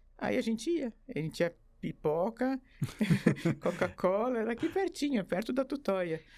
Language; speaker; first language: Portuguese; early bilingual, other home language; French